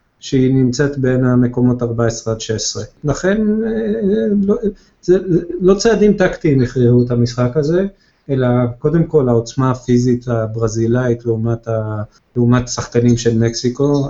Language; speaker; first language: Hebrew; native; Hebrew